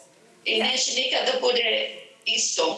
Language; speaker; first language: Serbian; early bilingual, heritage; Serbian